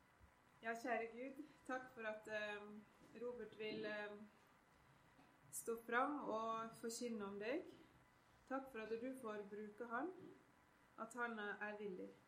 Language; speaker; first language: Norwegian; native; Norwegian